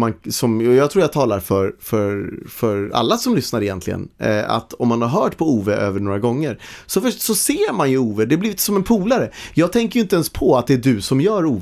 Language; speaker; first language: Swedish; native; Swedish